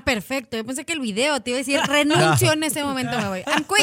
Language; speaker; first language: Spanish; native; Spanish